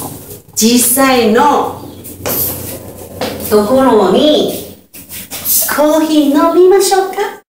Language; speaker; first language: Japanese; non-native, learner; Chinese